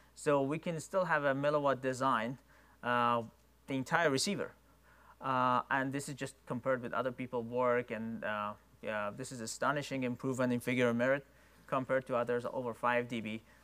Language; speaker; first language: English; non-native, fluent; Persian